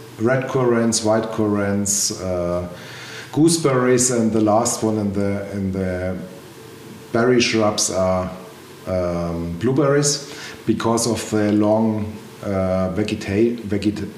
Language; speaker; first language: English; non-native, learner; German